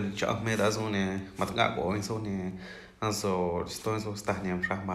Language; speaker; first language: Spanish; non-native, local second language; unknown